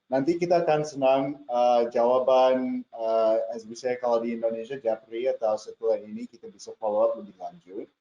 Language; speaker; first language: Indonesian; non-native, fluent; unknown